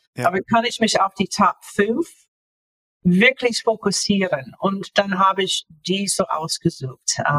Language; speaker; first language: German; non-native, fluent; English